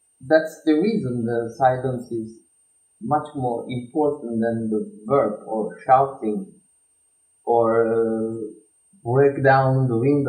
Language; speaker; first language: English; non-native, learner; Turkish